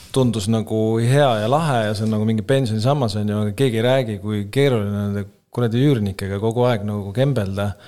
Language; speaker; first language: Estonian; native; Estonian